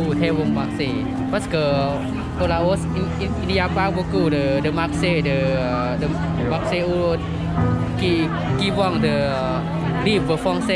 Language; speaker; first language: French; non-native, learner; Lao